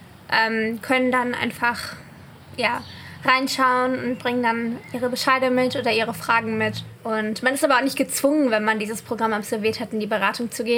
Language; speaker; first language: German; native; German